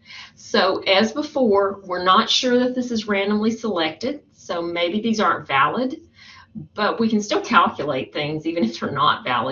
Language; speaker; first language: English; native; English